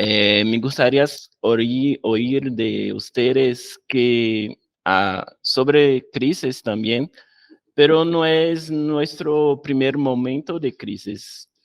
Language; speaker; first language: Spanish; non-native, fluent; Portuguese